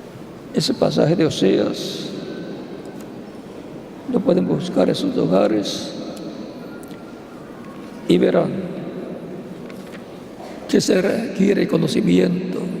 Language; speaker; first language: Spanish; native; Spanish